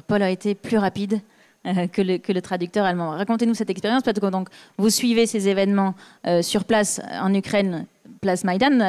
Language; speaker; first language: French; native; French